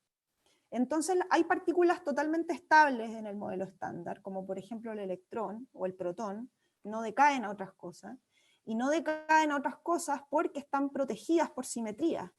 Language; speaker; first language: Spanish; native; Spanish